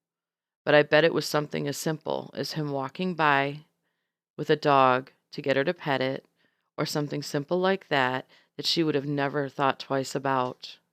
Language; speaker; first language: English; native; English